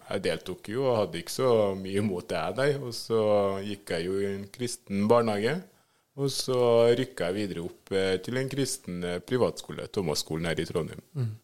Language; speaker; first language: Norwegian; early bilingual, other home language; Swahili